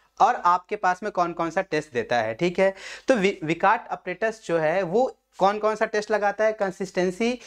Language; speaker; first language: Hindi; non-native, local second language; Marathi